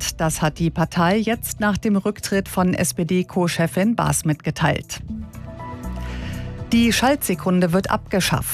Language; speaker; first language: German; native; German